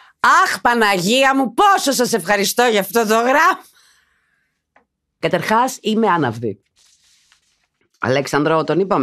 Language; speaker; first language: Greek; native; Greek